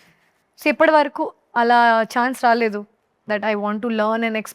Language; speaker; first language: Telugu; non-native, learner; Hindi